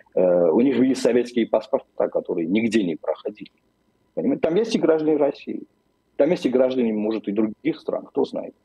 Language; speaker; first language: Russian; non-native, local second language; Armenian